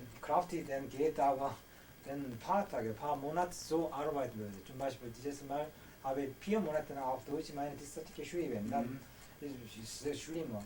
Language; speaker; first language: German; non-native, learner; Korean